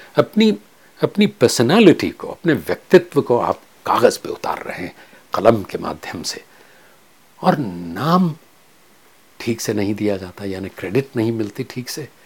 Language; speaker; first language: Hindi; non-native, local second language; Kachhi